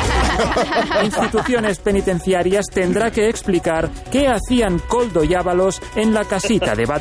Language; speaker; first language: Spanish; native; Spanish